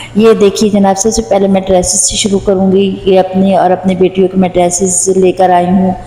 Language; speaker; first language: Urdu; non-native, local second language; Punjabi